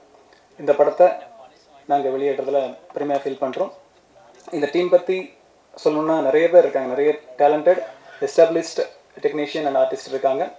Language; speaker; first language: Tamil; native; Tamil